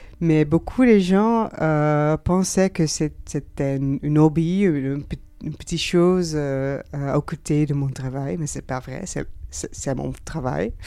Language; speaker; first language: French; non-native, learner; Dutch